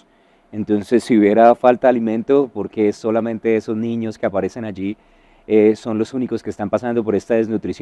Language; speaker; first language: Spanish; native; Spanish